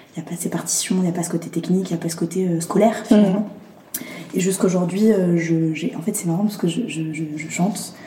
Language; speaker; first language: French; early bilingual, other home language; Arabic